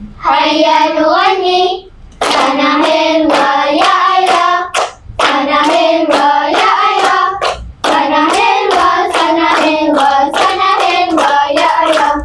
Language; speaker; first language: Arabic; non-native, learner; Malay